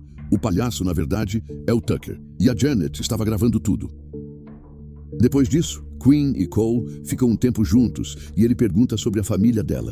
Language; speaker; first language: Portuguese; native; Portuguese